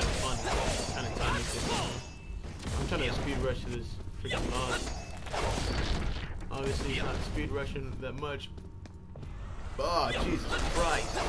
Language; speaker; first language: English; native; English